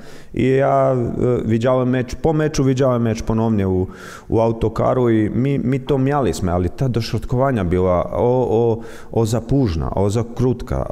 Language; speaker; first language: Polish; non-native, learner; Croatian